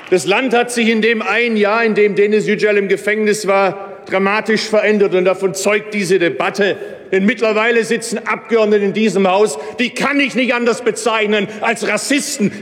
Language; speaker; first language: German; native; German